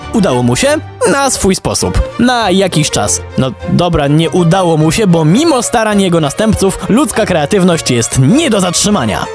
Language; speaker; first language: Polish; native; Polish